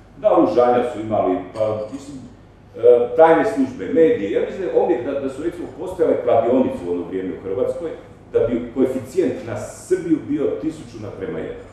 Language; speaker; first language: Croatian; native; Croatian